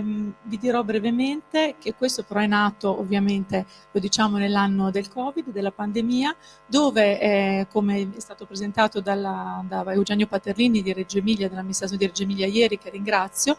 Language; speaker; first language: Italian; native; Italian